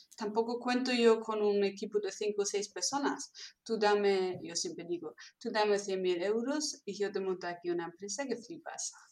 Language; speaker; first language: Spanish; non-native, fluent; German